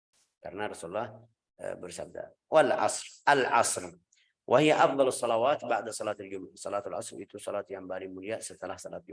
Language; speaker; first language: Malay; non-native, fluent; Arabic